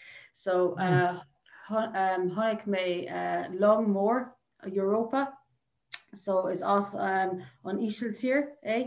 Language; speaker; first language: Irish; non-native, local second language; English